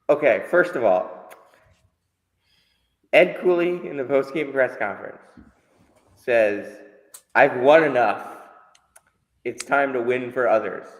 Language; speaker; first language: English; native; English